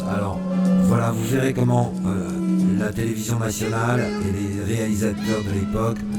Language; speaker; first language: French; native; French